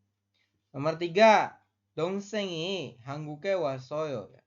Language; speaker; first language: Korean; non-native, fluent; Indonesian